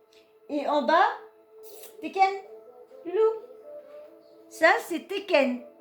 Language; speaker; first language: French; native; French